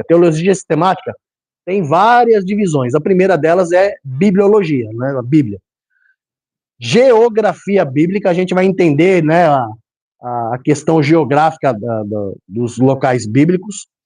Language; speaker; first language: Portuguese; native; Portuguese